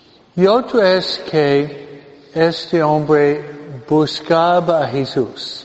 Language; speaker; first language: Spanish; non-native, fluent; English